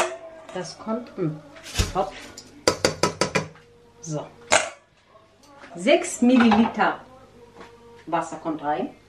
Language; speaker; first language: German; non-native, learner; Central Kurdish